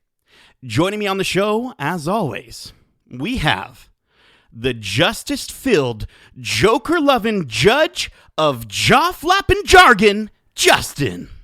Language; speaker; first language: English; native; English